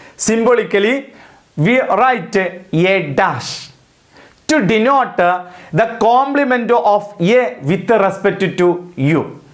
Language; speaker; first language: English; non-native, local second language; Malayalam